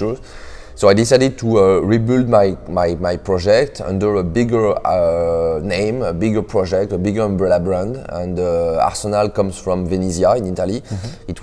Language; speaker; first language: English; non-native, fluent; French